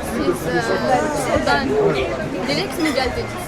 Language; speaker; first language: Turkish; non-native, learner; Arabic